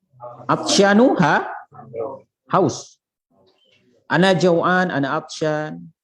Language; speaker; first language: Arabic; non-native, fluent; Indonesian